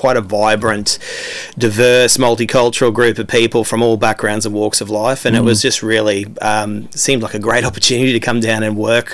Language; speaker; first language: English; native; English